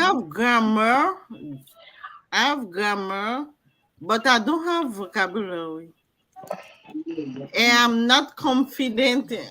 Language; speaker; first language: English; non-native, learner; French